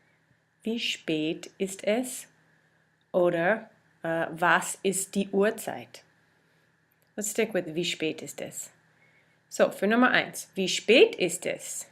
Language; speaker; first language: German; non-native, fluent; English